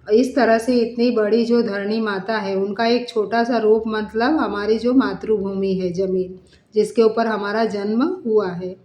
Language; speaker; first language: Hindi; non-native, local second language; Marathi